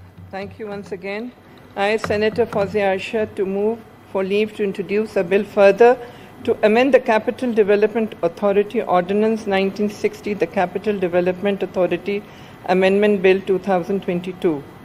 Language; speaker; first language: English; non-native, local second language; Urdu